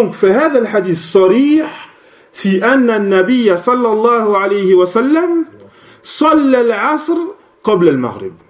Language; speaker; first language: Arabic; non-native, fluent; French